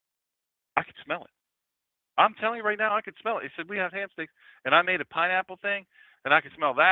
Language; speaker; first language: English; native; English